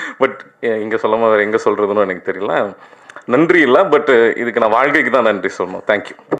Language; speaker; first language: Tamil; native; Tamil